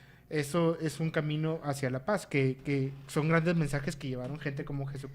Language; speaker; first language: Spanish; native; Spanish